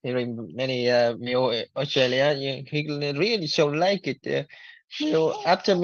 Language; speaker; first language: English; non-native, learner; Vietnamese